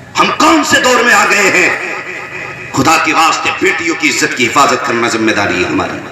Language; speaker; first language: Urdu; native; Urdu